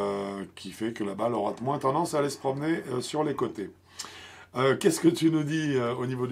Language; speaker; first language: French; native; French